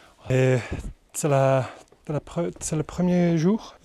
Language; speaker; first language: French; non-native, local second language; Dutch